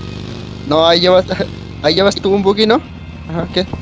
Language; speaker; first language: Spanish; native; Spanish